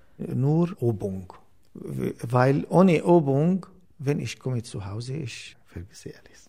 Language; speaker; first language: German; non-native, learner; Arabic